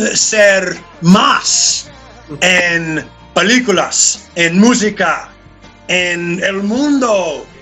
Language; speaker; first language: Spanish; non-native, learner; English